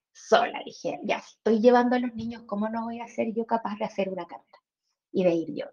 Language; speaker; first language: Spanish; native; Spanish